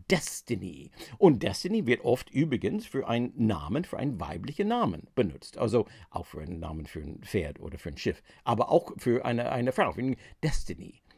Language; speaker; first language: German; non-native, fluent; English